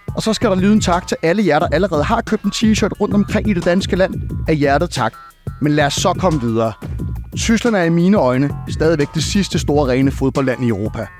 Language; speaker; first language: Danish; native; Danish